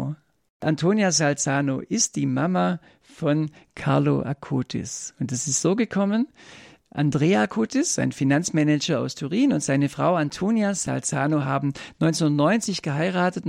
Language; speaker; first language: German; native; German